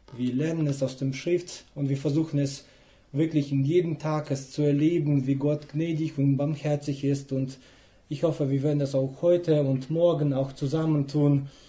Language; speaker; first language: German; non-native, fluent; Russian